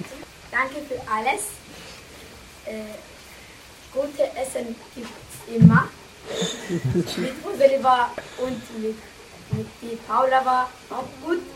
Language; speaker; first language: German; non-native, learner; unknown